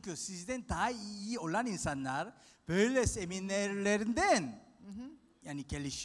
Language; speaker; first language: Turkish; non-native, fluent; Korean